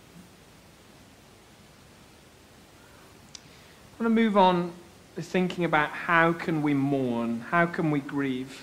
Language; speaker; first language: English; native; English